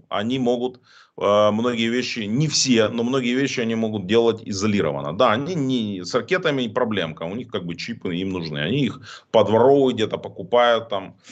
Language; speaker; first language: Russian; non-native, local second language; Ukrainian